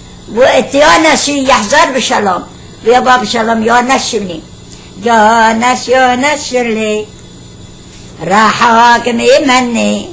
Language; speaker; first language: Hebrew; non-native, fluent; Arabic